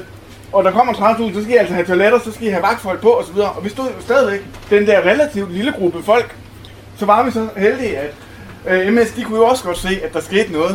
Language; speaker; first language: Danish; native; Danish